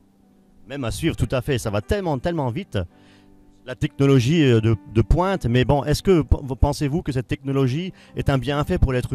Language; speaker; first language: French; native; French